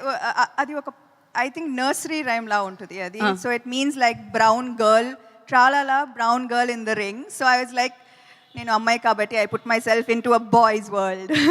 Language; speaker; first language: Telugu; non-native, fluent; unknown